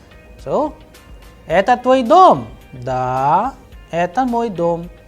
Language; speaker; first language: Russian; non-native, fluent; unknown